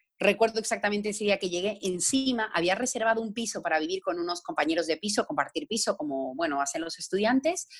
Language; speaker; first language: Spanish; native; Spanish